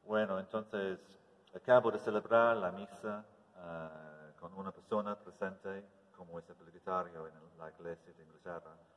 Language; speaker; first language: Spanish; non-native, learner; English